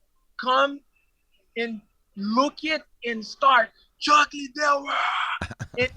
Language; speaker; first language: English; non-native, learner; Portuguese